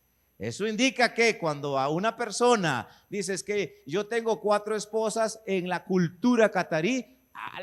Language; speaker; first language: Spanish; native; Spanish